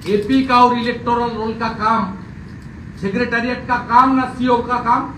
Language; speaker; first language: Hindi; non-native, local second language; Bangla